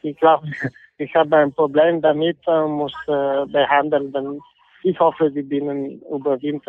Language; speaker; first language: German; non-native, fluent; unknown